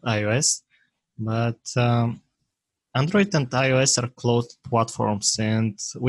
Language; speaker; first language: English; non-native, fluent; Bulgarian